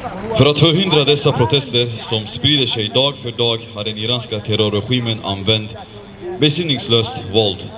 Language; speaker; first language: Swedish; non-native, fluent; Azerbaijani